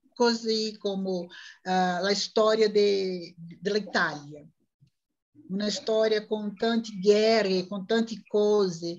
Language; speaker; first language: Italian; non-native, learner; Portuguese